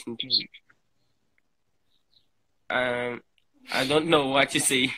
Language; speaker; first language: English; non-native, learner; Portuguese